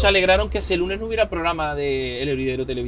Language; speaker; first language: Spanish; native; Spanish